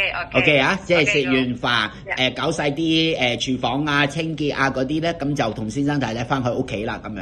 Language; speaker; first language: Cantonese; native; Cantonese